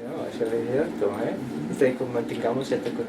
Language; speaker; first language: Spanish; non-native, learner; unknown